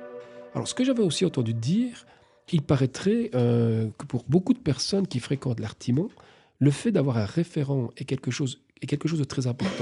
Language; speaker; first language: French; native; French